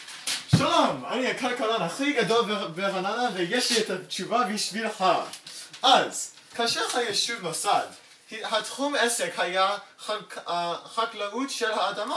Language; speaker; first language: Hebrew; non-native, learner; English